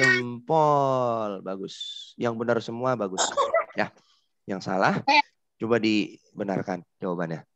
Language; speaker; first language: Indonesian; native; Indonesian